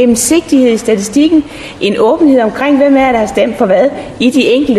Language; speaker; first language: Danish; native; Danish